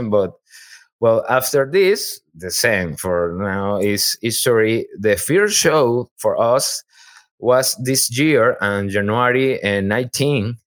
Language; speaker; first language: English; non-native, learner; Spanish